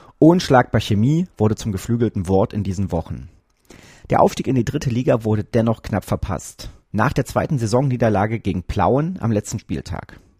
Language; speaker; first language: German; native; German